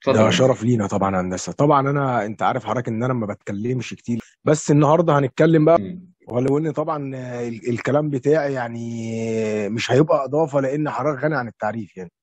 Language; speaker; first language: Arabic; native; Arabic